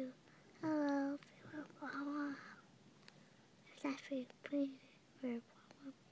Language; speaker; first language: English; native; English